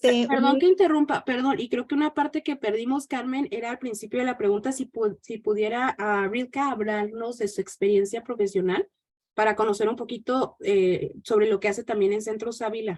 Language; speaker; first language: Spanish; native; Spanish